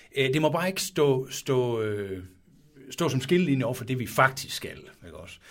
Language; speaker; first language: Danish; native; Danish